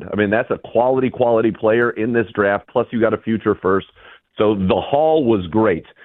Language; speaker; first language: English; native; English